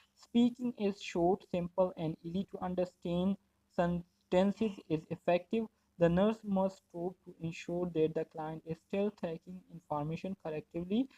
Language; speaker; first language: English; non-native, local second language; Urdu